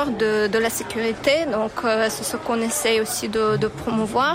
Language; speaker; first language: French; non-native, fluent; Ukrainian